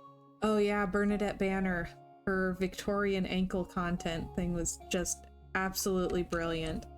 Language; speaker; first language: English; native; English